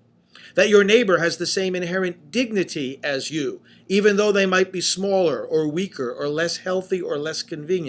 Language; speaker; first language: English; native; English